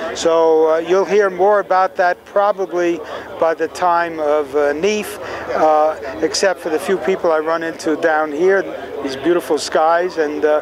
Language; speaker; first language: English; native; English